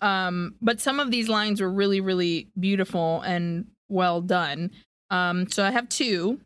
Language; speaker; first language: English; early bilingual, other home language; Spanish